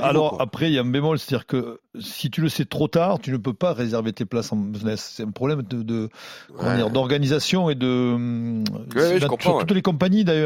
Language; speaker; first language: French; native; French